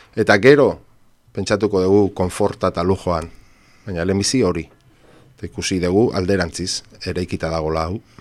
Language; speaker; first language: Basque; non-native, local second language; Spanish